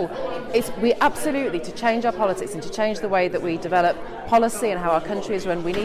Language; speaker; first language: English; native; English